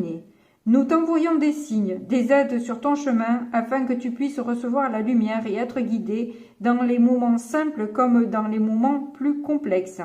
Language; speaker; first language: French; native; French